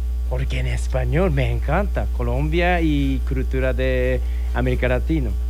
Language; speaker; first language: Spanish; non-native, learner; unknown